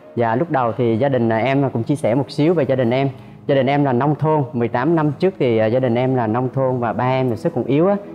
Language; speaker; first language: Vietnamese; native; Vietnamese